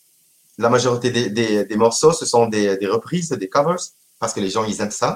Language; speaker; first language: French; non-native, local second language; Arabic